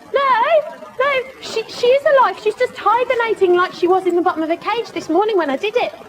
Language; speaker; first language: English; native; English